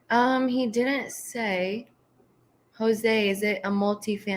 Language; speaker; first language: English; native; English